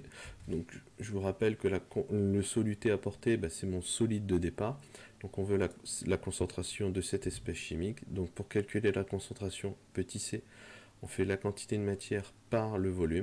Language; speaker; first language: French; native; French